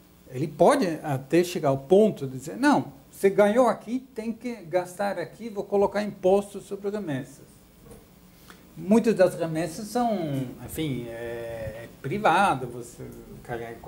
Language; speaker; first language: Portuguese; non-native, fluent; Dutch